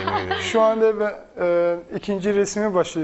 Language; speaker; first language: Turkish; non-native, fluent; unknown